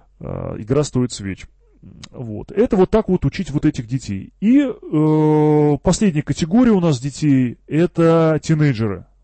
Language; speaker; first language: Russian; early bilingual, heritage; Russian